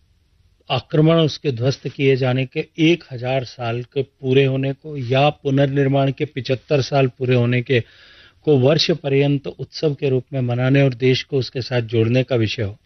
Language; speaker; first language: Hindi; native; Hindi